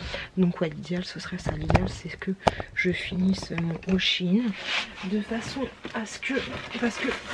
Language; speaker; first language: French; native; French